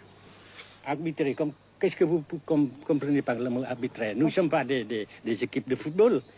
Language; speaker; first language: French; non-native, local second language; Vietnamese